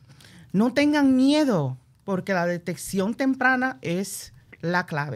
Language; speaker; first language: Spanish; early bilingual, heritage; Spanish